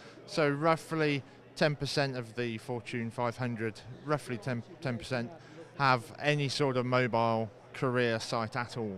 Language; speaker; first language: English; native; English